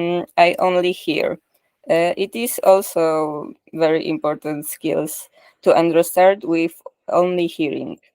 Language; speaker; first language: English; non-native, learner; Polish